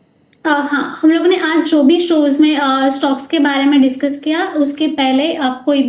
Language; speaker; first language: Hindi; native; Hindi